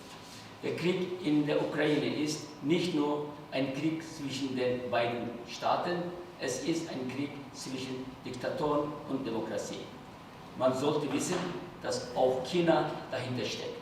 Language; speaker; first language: German; non-native, fluent; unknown